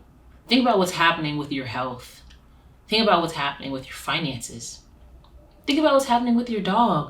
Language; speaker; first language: English; native; English